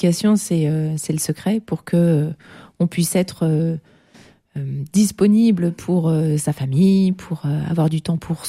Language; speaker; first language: French; native; French